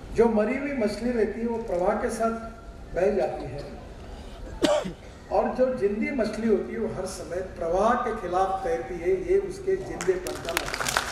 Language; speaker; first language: Hindi; non-native, local second language; Marathi